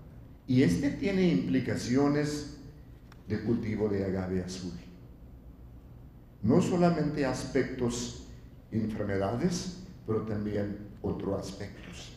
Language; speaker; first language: Spanish; non-native, fluent; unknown